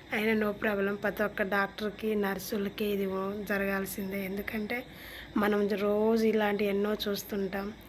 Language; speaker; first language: Telugu; non-native, local second language; Lambadi